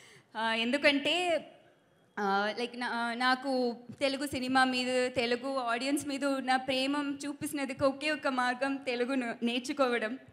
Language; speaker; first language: Telugu; non-native, learner; Tamil